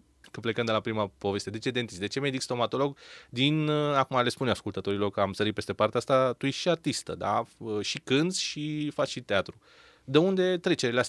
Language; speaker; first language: Romanian; native; Romanian